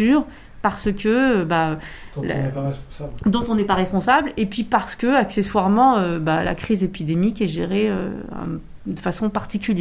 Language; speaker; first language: French; native; French